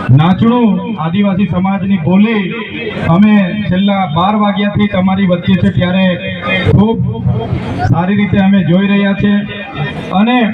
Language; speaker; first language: Gujarati; non-native, local second language; Vasavi